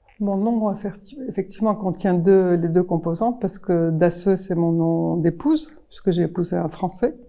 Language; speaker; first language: French; early bilingual, other home language; Armenian